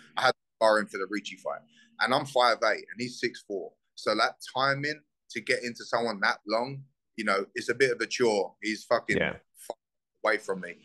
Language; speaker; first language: English; native; English